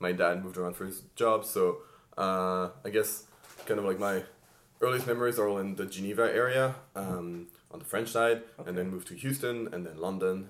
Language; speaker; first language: English; early bilingual, other home language; French